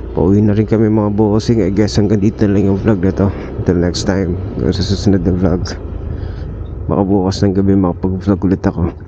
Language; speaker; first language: Filipino; non-native, local second language; Cebuano